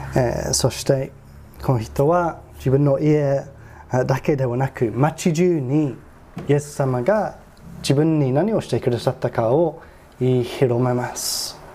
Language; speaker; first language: Japanese; non-native, fluent; English